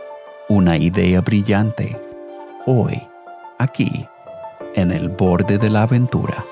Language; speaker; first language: Spanish; non-native, fluent; English